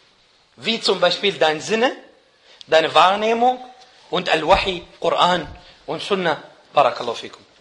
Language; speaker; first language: German; non-native, fluent; Arabic